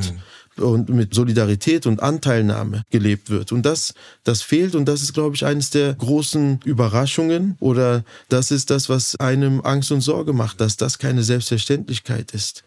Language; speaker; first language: German; early bilingual, other home language; Turkish